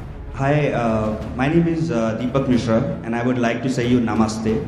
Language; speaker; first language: English; non-native, local second language; Hindi